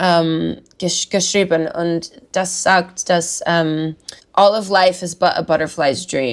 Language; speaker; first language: German; non-native, learner; English